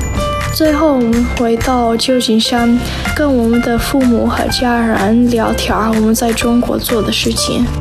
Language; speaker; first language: Chinese; non-native, learner; English